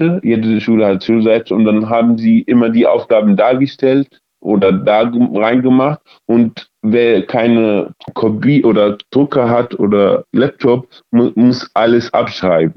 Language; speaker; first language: German; early bilingual, other home language; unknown